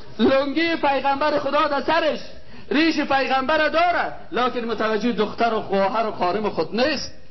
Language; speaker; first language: Persian; native; Persian